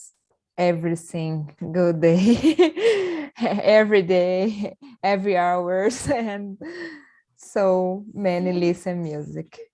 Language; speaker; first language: English; non-native, learner; Portuguese